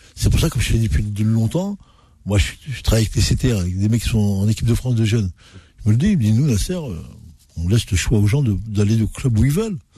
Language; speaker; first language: French; non-native, local second language; Arabic